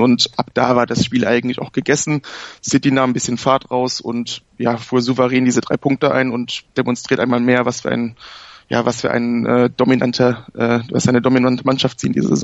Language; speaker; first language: German; native; German